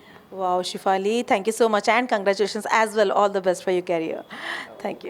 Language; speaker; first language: English; non-native, local second language; Telugu